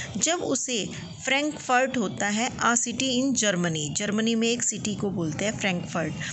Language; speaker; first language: Hindi; native; Hindi